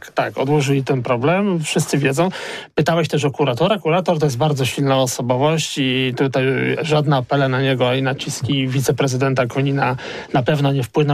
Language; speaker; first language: Polish; native; Polish